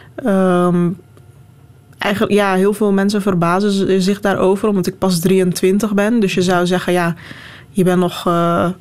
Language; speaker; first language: Dutch; non-native, local second language; Turkish